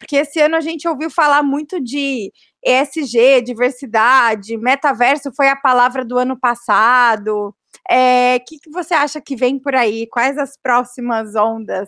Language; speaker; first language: Portuguese; native; Portuguese